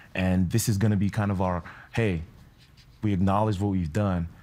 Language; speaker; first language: English; non-native, fluent; French